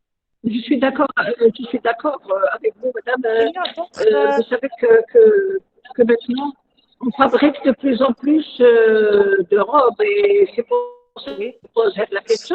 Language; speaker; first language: French; non-native, local second language; Arabic